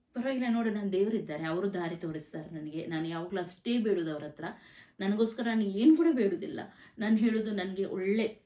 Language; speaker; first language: Kannada; native; Kannada